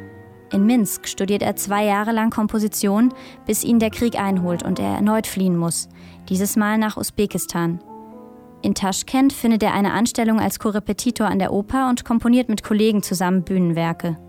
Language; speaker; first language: German; native; German